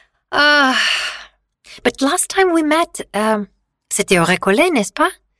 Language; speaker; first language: French; non-native, learner; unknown